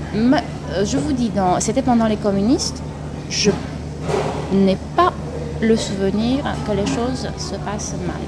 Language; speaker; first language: French; non-native, fluent; Romanian